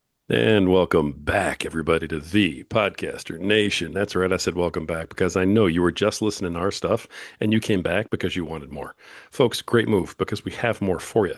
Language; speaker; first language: English; native; English